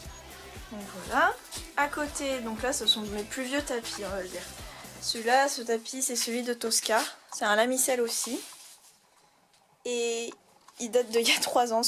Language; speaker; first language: French; native; French